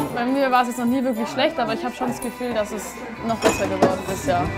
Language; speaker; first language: German; native; German